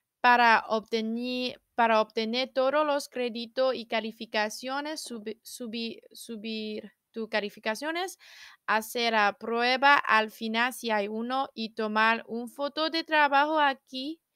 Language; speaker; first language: Spanish; non-native, learner; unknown